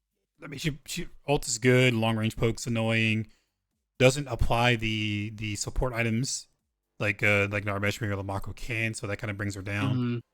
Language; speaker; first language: English; native; English